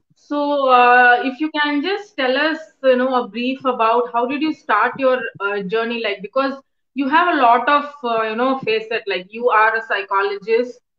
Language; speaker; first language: English; non-native, local second language; Tamil